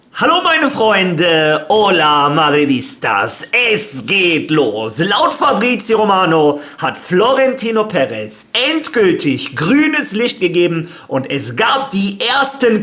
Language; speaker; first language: German; native; German